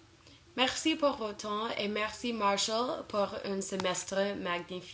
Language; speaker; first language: French; non-native, learner; English